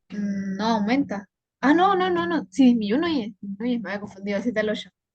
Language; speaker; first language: Spanish; native; Spanish